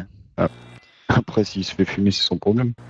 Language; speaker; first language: French; native; French